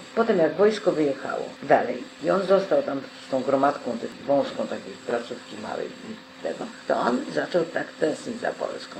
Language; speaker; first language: Polish; native; Polish